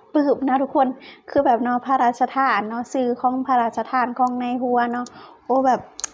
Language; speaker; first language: Thai; non-native, local second language; Lao